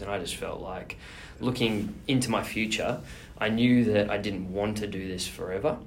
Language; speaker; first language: English; native; English